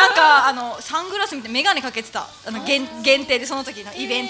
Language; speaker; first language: Japanese; native; Japanese